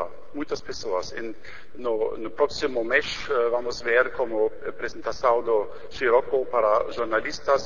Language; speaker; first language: Portuguese; non-native, learner; German